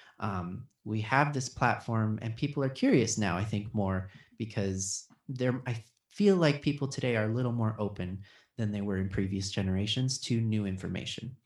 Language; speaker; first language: English; early bilingual, other home language; Spanish